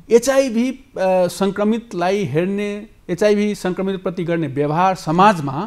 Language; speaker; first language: Nepali; non-native, local second language; Maithili